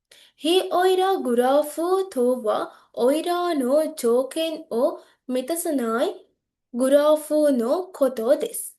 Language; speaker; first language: Japanese; non-native, learner; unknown